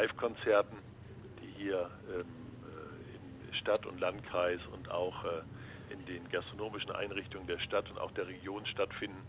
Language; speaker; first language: German; native; German